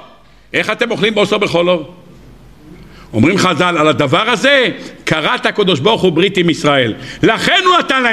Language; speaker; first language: Hebrew; native; Hebrew